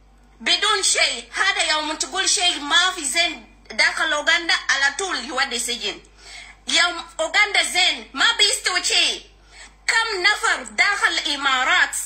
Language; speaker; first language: Arabic; non-native, learner; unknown